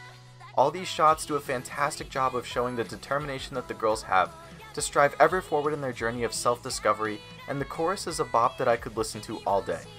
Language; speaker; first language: English; native; English